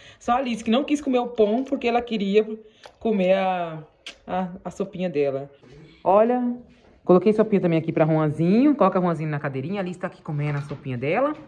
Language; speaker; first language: Portuguese; native; Portuguese